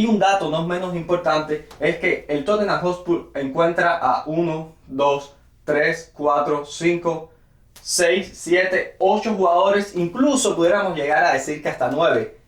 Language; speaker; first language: Spanish; native; Spanish